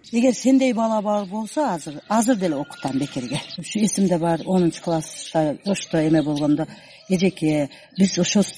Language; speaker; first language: Kyrgyz; non-native, local second language; Uzbek